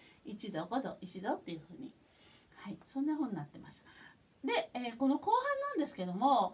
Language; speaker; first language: Japanese; native; Japanese